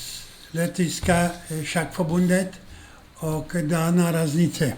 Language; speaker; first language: Swedish; non-native, fluent; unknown